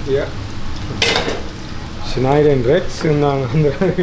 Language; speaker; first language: German; non-native, learner; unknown